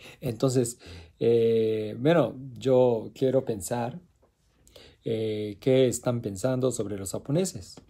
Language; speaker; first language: Spanish; non-native, fluent; Japanese